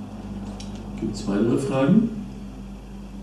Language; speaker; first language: German; native; German